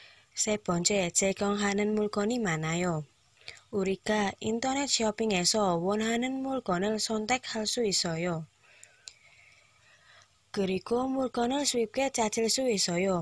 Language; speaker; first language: Korean; non-native, learner; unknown